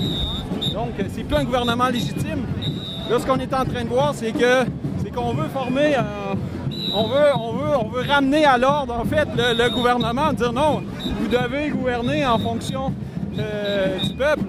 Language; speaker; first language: French; native; French